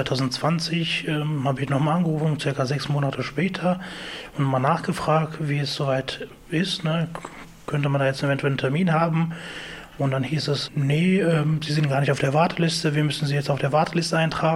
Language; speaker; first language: German; early bilingual, other home language; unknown